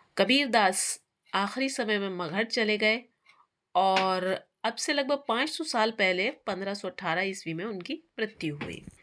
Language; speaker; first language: Hindi; native; Hindi